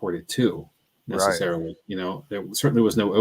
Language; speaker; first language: English; native; English